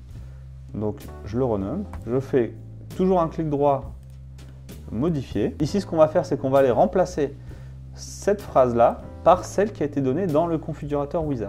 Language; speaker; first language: French; native; French